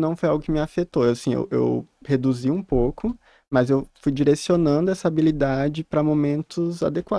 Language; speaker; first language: Portuguese; native; Portuguese